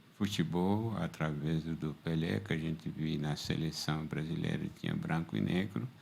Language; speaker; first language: Portuguese; non-native, fluent; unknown